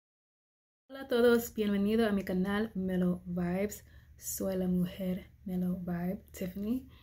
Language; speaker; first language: Spanish; non-native, learner; English